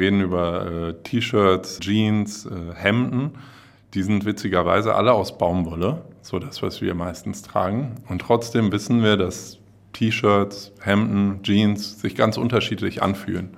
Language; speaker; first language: German; native; German